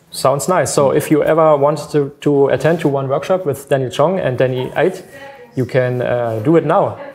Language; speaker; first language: English; non-native, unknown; German